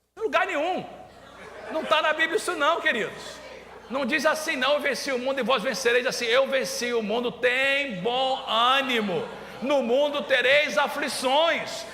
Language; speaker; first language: Portuguese; native; Portuguese